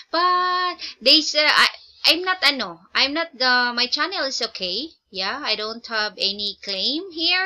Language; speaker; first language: English; non-native, local second language; Filipino